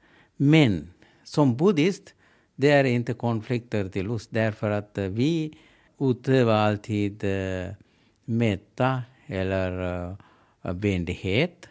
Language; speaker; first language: Swedish; non-native, learner; Sinhala